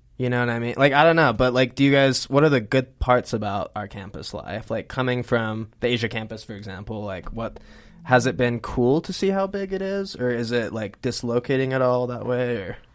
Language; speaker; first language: English; native; English